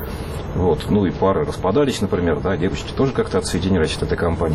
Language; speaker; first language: Russian; native; Russian